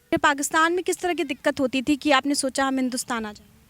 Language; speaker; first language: Hindi; native; Hindi